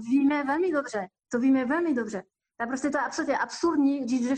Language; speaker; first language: Czech; non-native, fluent; French